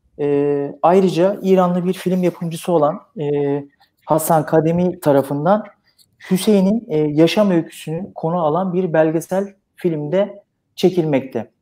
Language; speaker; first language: Turkish; native; Turkish